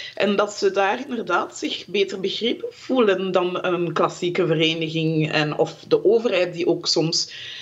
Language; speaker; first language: Dutch; early bilingual, other home language; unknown